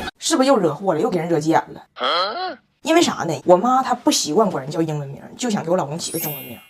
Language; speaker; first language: Chinese; native; Chinese